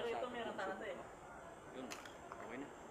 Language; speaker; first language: Filipino; native; Filipino